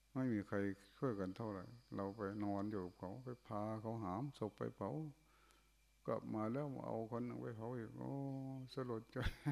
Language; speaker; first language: Thai; non-native, local second language; Northeastern Thai